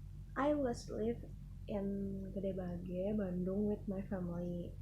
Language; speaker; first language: English; non-native, learner; Indonesian